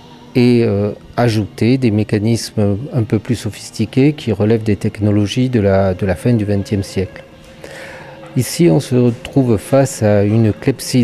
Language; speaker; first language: French; native; French